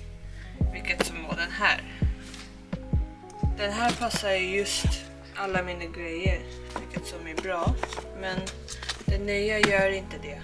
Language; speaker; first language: Swedish; early bilingual, heritage; Korean